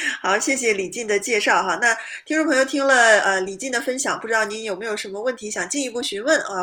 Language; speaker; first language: Chinese; native; Chinese